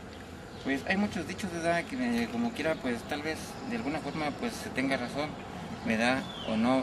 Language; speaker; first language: Spanish; native; Spanish